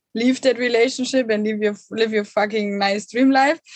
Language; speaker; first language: English; non-native, fluent; German